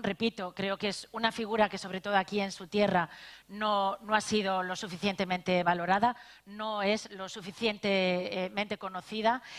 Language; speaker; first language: Spanish; native; Spanish